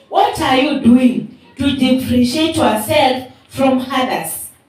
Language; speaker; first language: English; non-native, local second language; Swahili